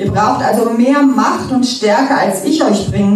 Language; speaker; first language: German; native; German